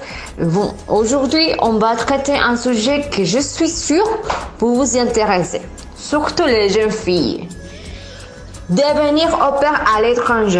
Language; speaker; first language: French; non-native, learner; Spanish